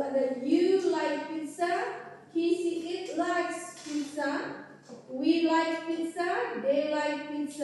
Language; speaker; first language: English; non-native, fluent; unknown